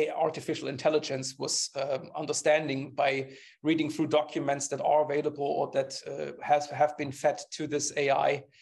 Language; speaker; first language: English; non-native, fluent; German